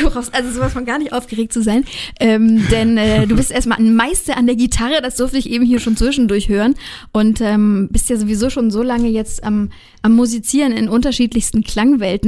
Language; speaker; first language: German; native; German